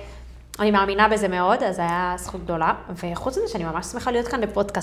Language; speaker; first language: Hebrew; native; Hebrew